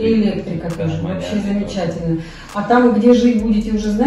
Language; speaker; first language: Russian; native; Russian